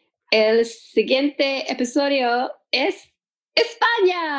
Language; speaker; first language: Spanish; non-native, learner; English